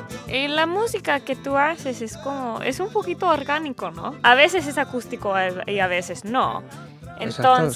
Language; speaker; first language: Spanish; early bilingual, heritage; English